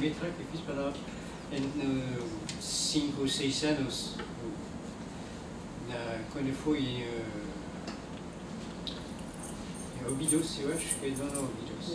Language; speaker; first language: Portuguese; non-native, learner; French